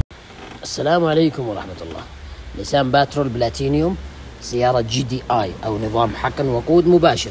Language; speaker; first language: Arabic; native; Arabic